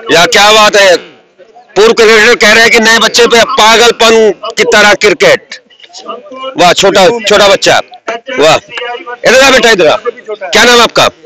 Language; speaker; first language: Hindi; non-native, local second language; Punjabi